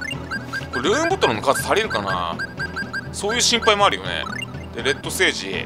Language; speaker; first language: Japanese; native; Japanese